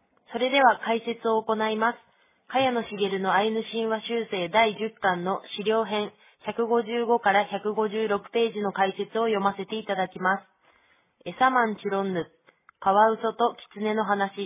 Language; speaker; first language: Japanese; native; Japanese